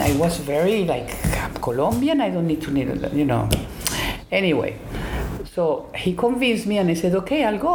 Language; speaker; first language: English; non-native, fluent; Spanish